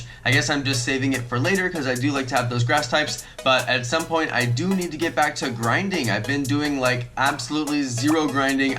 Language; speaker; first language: English; native; English